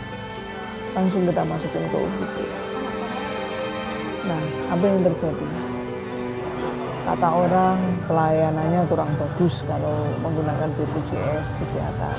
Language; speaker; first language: Indonesian; non-native, local second language; Javanese